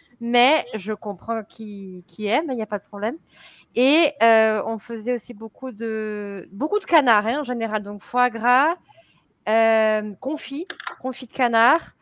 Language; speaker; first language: French; native; French